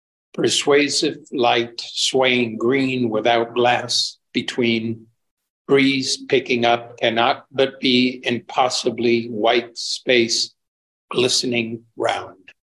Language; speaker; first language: English; native; English